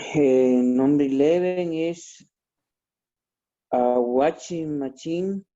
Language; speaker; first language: English; non-native, learner; Spanish